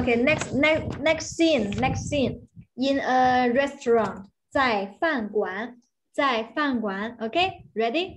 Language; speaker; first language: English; non-native, fluent; Chinese